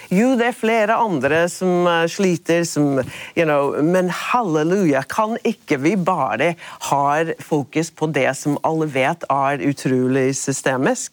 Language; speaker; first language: Norwegian; non-native, fluent; English